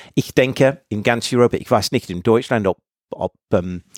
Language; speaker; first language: German; non-native, fluent; English